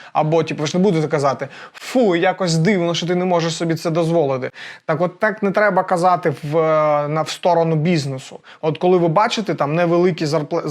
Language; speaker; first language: Ukrainian; non-native, local second language; Russian